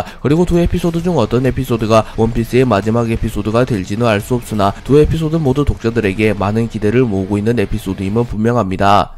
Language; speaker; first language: Korean; native; Korean